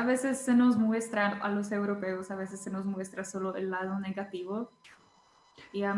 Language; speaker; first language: Spanish; non-native, fluent; Czech